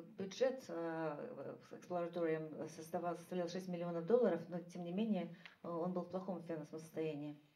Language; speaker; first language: Russian; native; Russian